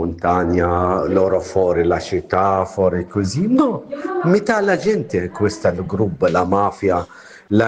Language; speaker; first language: Italian; non-native, learner; Arabic